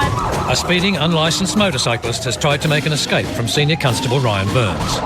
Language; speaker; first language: English; native; English